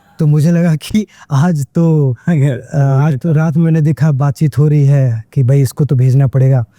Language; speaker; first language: Hindi; native; Hindi